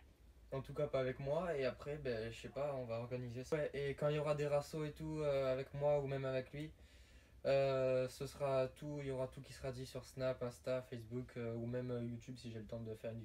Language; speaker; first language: French; native; French